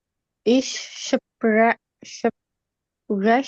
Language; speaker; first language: German; non-native, learner; Hindi